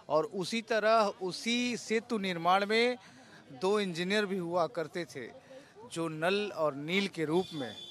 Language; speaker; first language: Hindi; native; Hindi